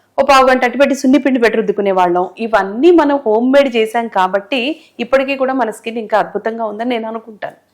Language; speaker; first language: Telugu; native; Telugu